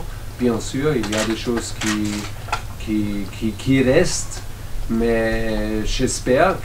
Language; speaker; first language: French; non-native, learner; German